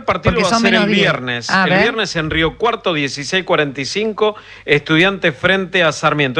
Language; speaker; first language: Spanish; native; Spanish